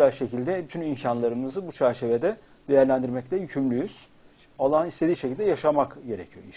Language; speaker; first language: Turkish; native; Turkish